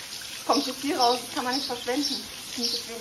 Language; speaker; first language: German; native; German